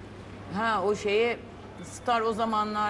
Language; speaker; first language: Turkish; native; Turkish